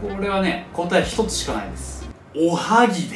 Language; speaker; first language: Japanese; native; Japanese